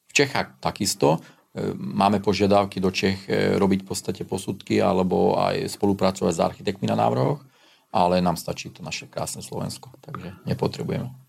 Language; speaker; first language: Slovak; non-native, local second language; Hungarian